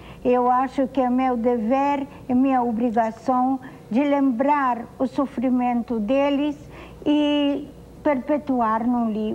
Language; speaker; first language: Portuguese; non-native, fluent; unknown